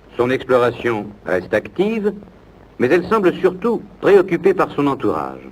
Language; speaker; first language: French; native; French